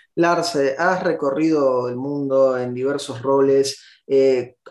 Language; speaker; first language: Spanish; non-native, fluent; German